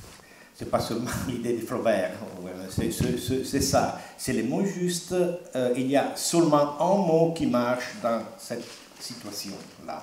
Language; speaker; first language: French; non-native, learner; Italian